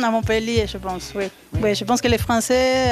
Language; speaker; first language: French; non-native, fluent; Spanish